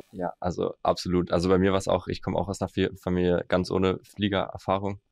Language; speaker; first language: German; native; German